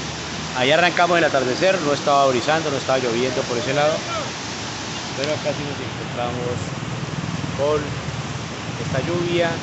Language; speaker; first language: Spanish; native; Spanish